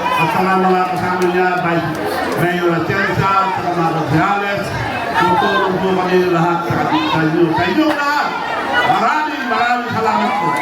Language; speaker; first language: Filipino; non-native, local second language; Iloko